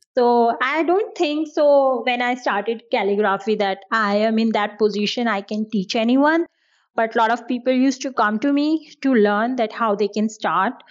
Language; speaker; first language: English; non-native, local second language; Hindi